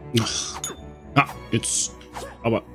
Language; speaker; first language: German; native; German